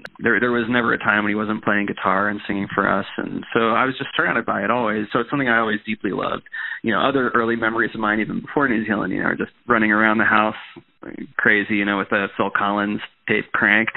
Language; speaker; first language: English; native; English